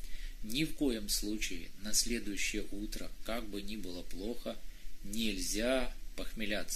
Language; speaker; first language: Russian; native; Russian